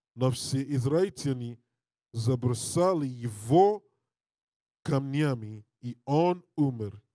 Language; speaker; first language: Russian; non-native, learner; English